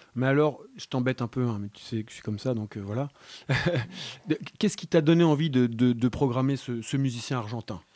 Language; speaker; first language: French; native; French